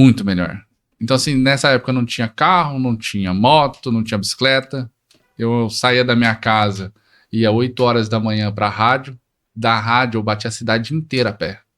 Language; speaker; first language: Portuguese; native; Portuguese